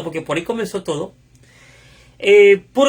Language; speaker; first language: Spanish; native; Spanish